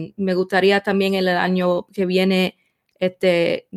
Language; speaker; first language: Spanish; early bilingual, heritage; Spanish